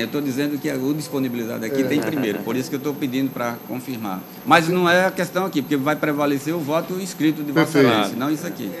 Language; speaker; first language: Portuguese; native; Portuguese